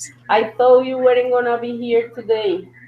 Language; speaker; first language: English; non-native, fluent; Spanish